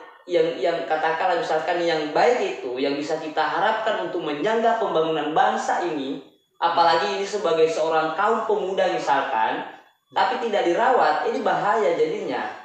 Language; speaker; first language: Indonesian; native; Indonesian